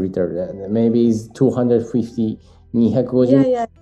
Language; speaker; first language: English; non-native, learner; Japanese